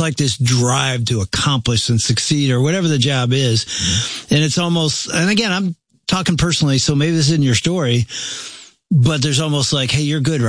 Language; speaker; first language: English; native; English